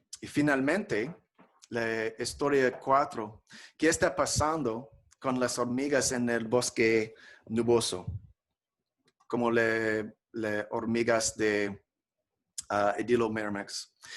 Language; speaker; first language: Spanish; non-native, fluent; English